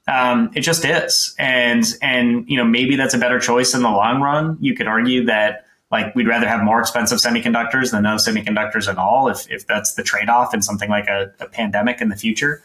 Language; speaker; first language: English; native; English